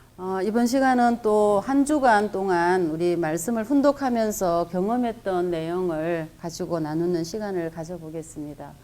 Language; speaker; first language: Korean; native; Korean